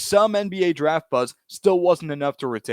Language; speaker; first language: English; native; English